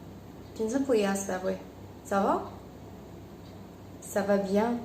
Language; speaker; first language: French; non-native, fluent; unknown